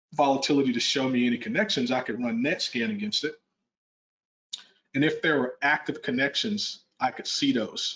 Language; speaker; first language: English; native; English